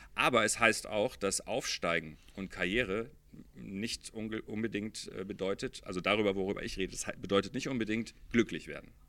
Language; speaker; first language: German; early bilingual, other home language; Arabic